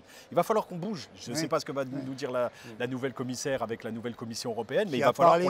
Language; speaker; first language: French; native; French